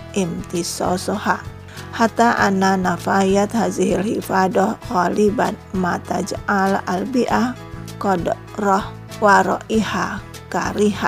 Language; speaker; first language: Arabic; non-native, fluent; Indonesian